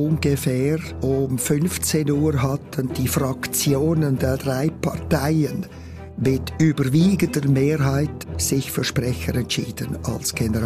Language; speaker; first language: German; native; German